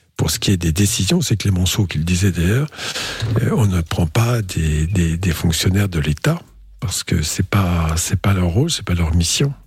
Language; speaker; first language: French; native; French